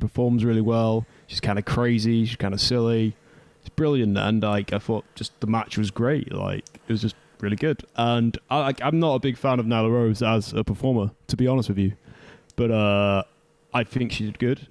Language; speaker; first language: English; native; English